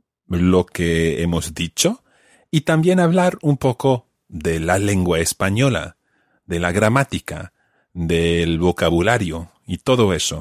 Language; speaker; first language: Spanish; non-native, fluent; English